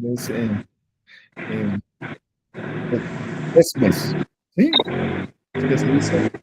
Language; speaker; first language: Spanish; native; Spanish